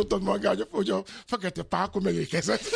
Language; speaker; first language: Hungarian; non-native, learner; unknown